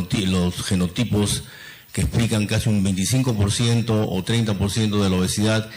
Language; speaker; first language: Spanish; native; Spanish